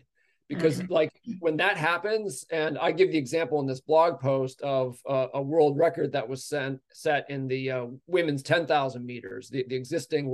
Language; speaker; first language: English; native; English